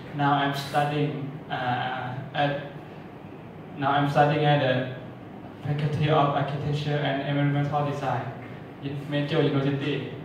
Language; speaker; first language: English; non-native, learner; Thai